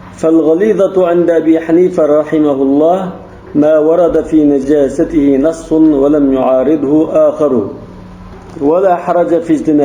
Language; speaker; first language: Arabic; non-native, fluent; Uzbek